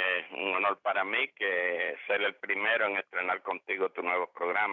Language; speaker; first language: Spanish; native; Spanish